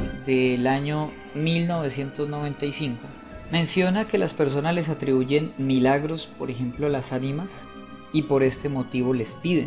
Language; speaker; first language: Spanish; native; Spanish